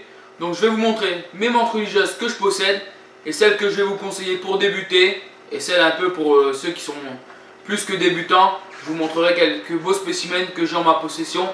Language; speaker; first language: French; native; French